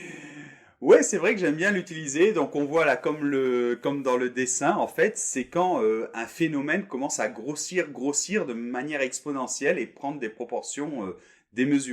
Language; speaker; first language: French; native; French